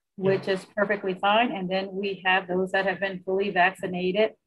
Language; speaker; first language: English; native; English